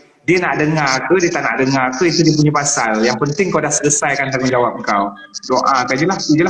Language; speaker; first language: Malay; native; Malay